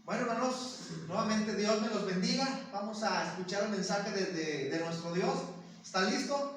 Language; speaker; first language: Spanish; native; Spanish